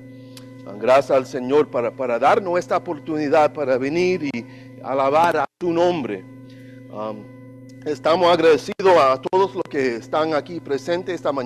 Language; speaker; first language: Spanish; non-native, learner; English